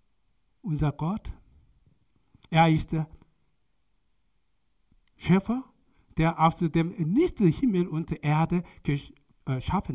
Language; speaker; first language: German; non-native, learner; Korean